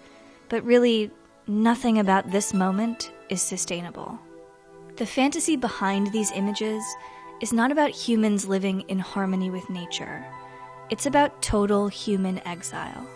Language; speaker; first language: English; native; English